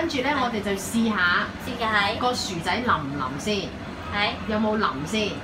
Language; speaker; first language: Cantonese; native; Cantonese